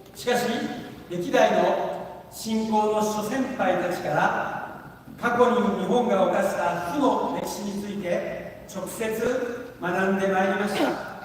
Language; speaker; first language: Japanese; native; Japanese